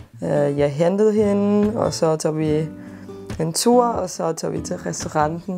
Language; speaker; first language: Danish; non-native, fluent; Italian